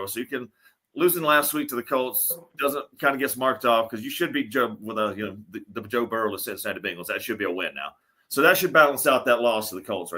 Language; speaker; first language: English; native; English